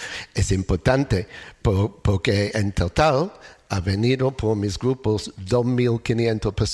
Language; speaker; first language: Spanish; non-native, learner; English